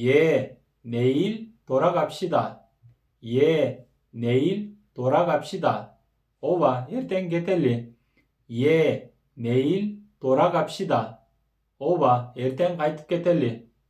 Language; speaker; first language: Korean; non-native, fluent; Kyrgyz